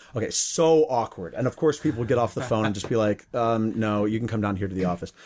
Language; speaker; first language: English; native; English